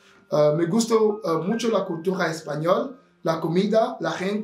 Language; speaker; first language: Portuguese; non-native, learner; French